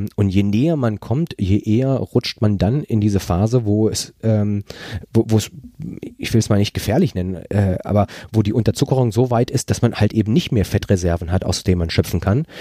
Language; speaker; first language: German; non-native, fluent; Spanish